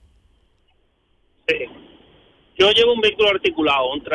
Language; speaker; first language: Spanish; native; Spanish